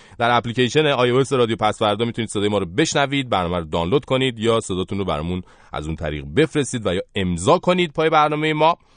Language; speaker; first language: Persian; native; Persian